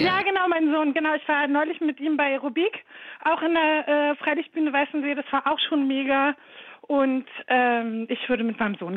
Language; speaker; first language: German; native; German